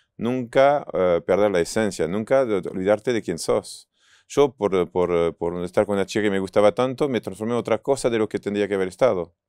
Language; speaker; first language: Spanish; non-native, fluent; French